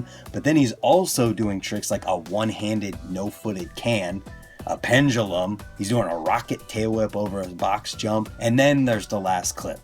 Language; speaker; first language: English; native; English